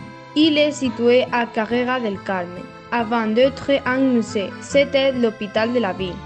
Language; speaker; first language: French; non-native, learner; Spanish